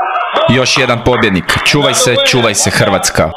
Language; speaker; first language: Croatian; native; Croatian